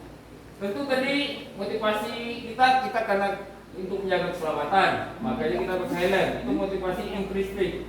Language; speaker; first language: Indonesian; native; Indonesian